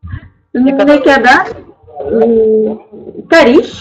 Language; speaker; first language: Turkish; non-native, learner; Russian